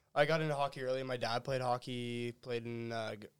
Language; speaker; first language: English; native; English